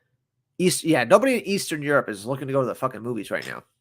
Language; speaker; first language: English; native; English